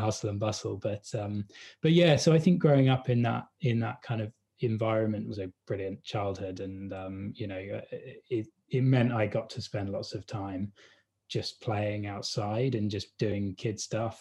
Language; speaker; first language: English; native; English